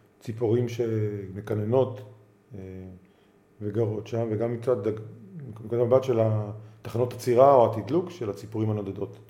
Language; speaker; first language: Hebrew; native; Hebrew